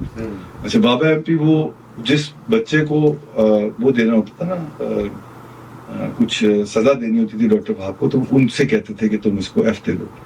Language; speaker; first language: Urdu; non-native, local second language; Punjabi